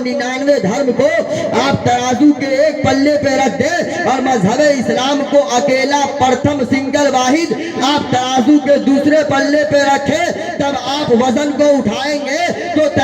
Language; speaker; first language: Hindi; native; Hindi